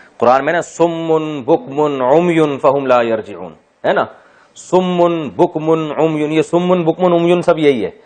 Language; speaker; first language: Urdu; native; Urdu